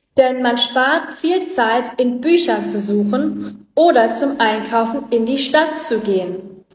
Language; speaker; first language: German; non-native, learner; Vietnamese